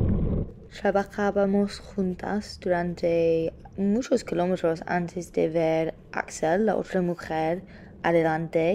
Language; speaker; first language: Spanish; non-native, fluent; English